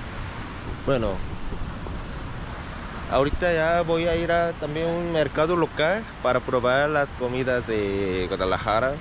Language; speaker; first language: Spanish; non-native, learner; Korean